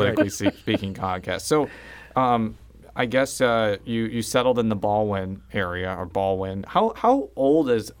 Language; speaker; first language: English; native; English